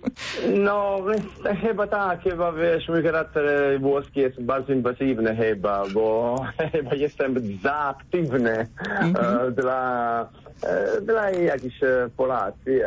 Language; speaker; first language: Polish; non-native, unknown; Italian